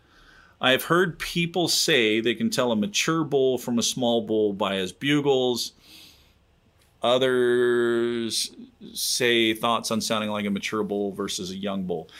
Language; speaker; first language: English; native; English